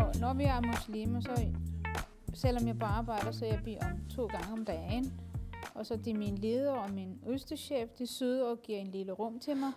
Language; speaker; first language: Danish; non-native, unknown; Somali